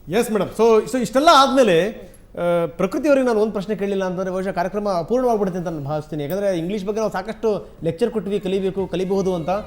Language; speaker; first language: Kannada; native; Kannada